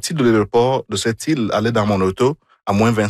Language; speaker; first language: French; non-native, fluent; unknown